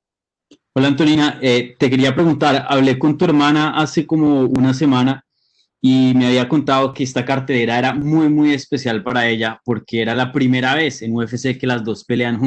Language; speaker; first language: Spanish; native; Spanish